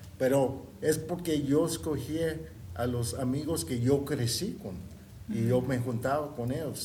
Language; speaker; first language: Spanish; early bilingual, heritage; Spanish